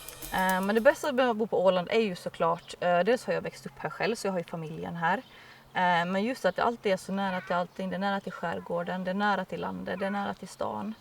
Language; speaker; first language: Swedish; native; Swedish